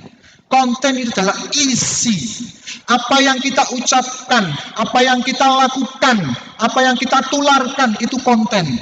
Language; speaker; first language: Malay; non-native, local second language; Javanese